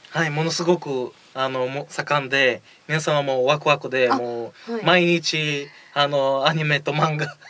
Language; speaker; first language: Japanese; non-native, fluent; Bulgarian